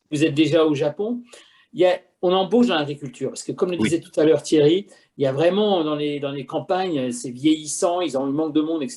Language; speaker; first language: French; native; French